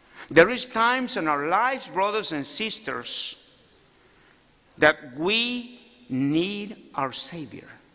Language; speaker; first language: English; non-native, fluent; Spanish